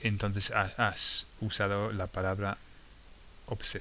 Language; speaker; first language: Spanish; non-native, fluent; English